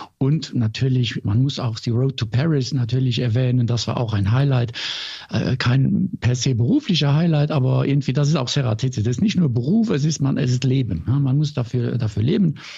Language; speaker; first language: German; non-native, local second language; Luxembourgish